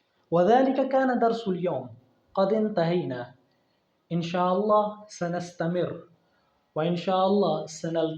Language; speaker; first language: Arabic; non-native, fluent; Urdu